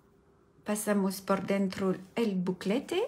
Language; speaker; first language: Spanish; non-native, learner; French